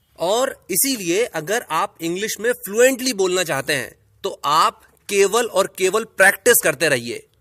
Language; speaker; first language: Hindi; native; Hindi